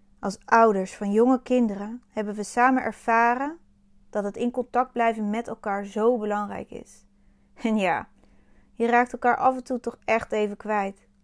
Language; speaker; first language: Dutch; native; Dutch